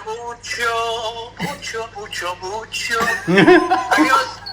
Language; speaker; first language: Spanish; non-native, learner; English